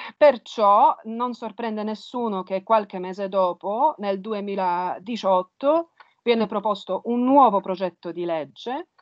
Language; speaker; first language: Italian; non-native, fluent; Polish